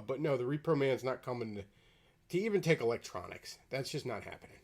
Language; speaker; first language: English; native; English